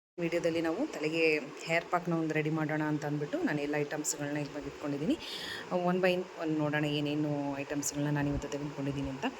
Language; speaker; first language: Kannada; non-native, local second language; Tulu